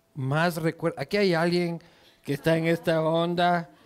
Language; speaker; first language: Spanish; native; Spanish